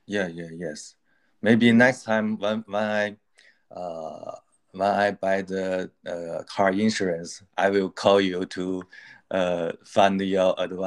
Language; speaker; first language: English; non-native, learner; Chinese